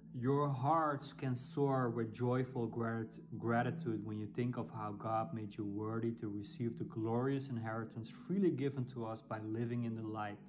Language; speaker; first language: English; non-native, fluent; Dutch